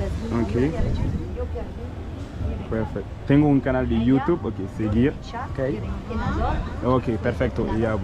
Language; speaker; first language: Spanish; non-native, learner; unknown